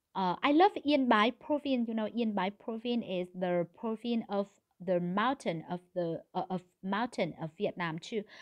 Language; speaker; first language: English; non-native, learner; Vietnamese